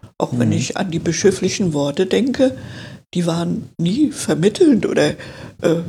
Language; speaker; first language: German; native; German